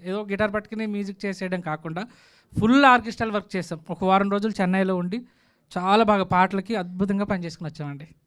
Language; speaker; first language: Telugu; native; Telugu